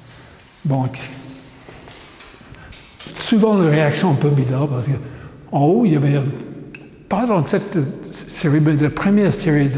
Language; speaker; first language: French; non-native, fluent; English